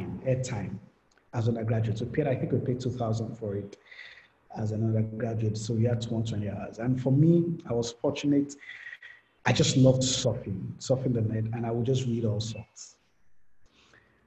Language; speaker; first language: English; non-native, local second language; Yoruba